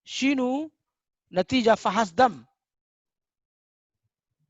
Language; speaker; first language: Arabic; non-native, fluent; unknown